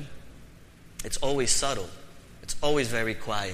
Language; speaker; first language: English; native; English